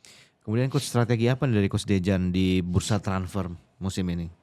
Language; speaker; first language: Indonesian; native; Indonesian